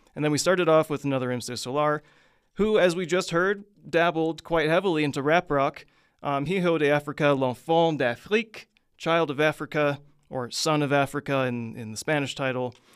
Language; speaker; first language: English; native; English